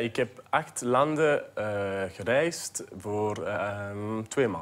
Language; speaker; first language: Dutch; non-native, local second language; French